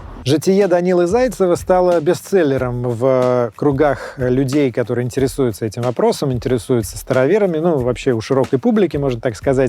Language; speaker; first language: Russian; native; Russian